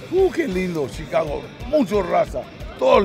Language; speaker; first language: Spanish; early bilingual, heritage; English